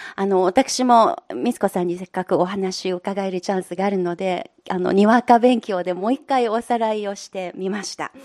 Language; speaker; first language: Japanese; non-native, fluent; Chinese